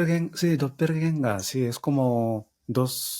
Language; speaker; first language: Spanish; non-native, fluent; Japanese